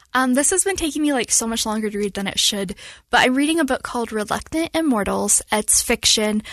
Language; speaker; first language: English; native; English